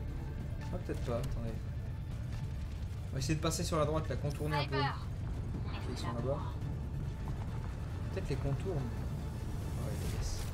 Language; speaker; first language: French; native; French